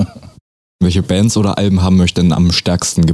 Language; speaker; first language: German; native; German